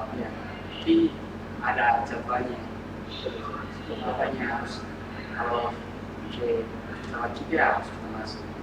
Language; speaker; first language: Indonesian; non-native, fluent; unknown